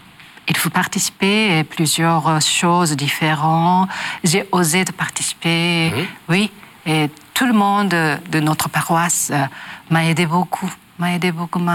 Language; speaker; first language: French; non-native, learner; Japanese